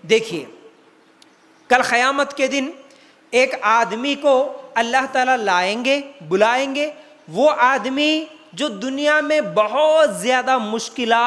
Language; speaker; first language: Hindi; non-native, local second language; Urdu